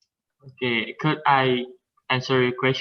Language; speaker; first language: English; non-native, learner; Indonesian